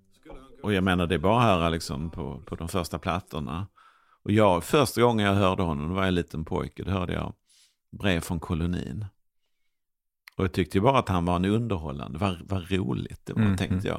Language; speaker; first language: Swedish; native; Swedish